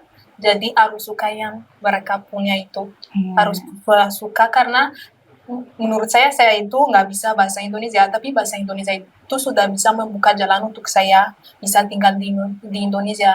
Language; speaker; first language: Indonesian; non-native, learner; Malagasy